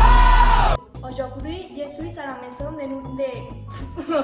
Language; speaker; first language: French; non-native, learner; Spanish